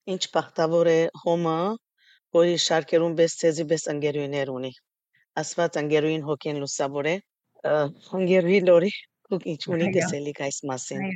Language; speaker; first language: Armenian; early bilingual, heritage; Armenian